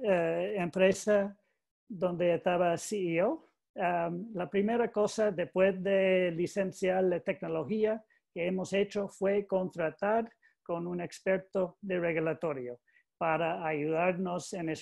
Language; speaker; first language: Spanish; non-native, learner; English